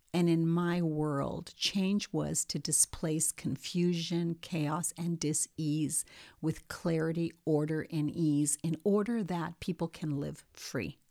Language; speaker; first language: English; early bilingual, other home language; Spanish